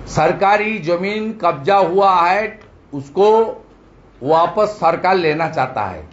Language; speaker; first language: Hindi; non-native, local second language; Bangla